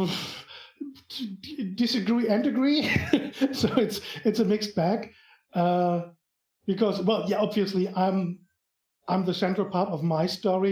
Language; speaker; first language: English; non-native, fluent; German